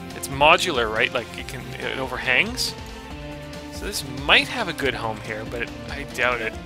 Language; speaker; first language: English; native; English